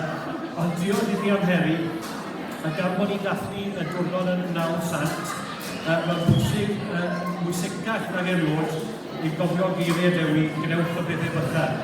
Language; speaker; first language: Welsh; native; Welsh